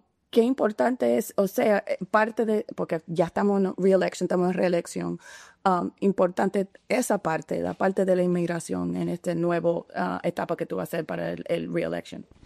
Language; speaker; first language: Spanish; early bilingual, heritage; Spanish